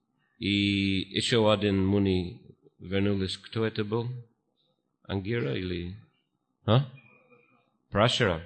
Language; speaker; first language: Russian; non-native, fluent; English